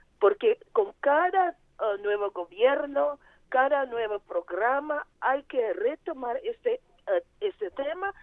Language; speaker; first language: Spanish; non-native, fluent; Portuguese